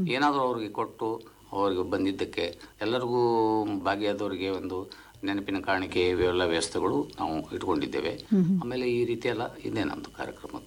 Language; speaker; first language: Kannada; non-native, local second language; Konkani